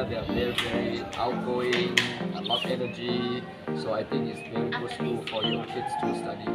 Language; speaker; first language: English; non-native, fluent; Thai